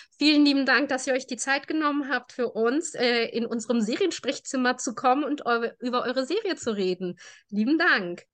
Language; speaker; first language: German; native; German